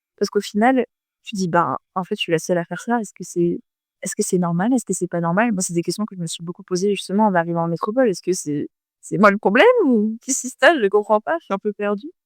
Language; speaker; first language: French; native; French